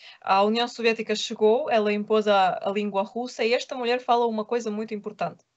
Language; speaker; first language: Portuguese; non-native, fluent; Ukrainian